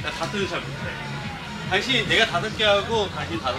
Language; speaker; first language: Korean; native; Korean